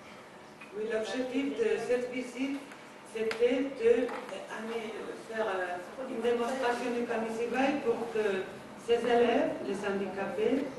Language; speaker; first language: French; non-native, fluent; Spanish